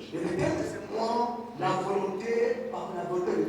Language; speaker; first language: French; non-native, local second language; Lingala